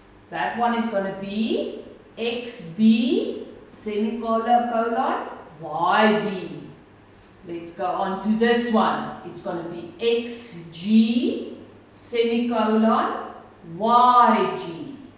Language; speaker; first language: English; non-native, local second language; Afrikaans